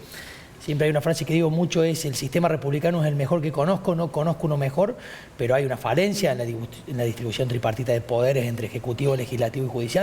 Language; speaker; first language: Spanish; native; Spanish